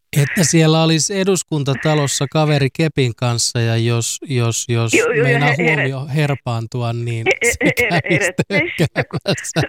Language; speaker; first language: Finnish; native; Finnish